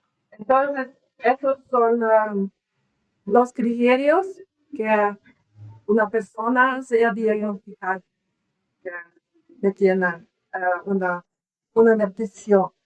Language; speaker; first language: Spanish; non-native, learner; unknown